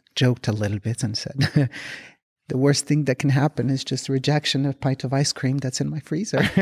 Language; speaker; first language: English; non-native, fluent; Arabic